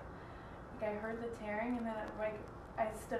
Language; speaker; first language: English; native; English